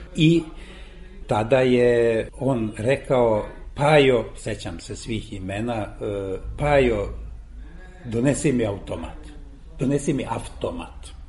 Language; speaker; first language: Serbian; non-native, local second language; Hungarian